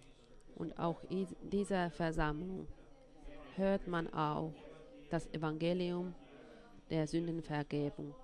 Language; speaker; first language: German; non-native, fluent; Finnish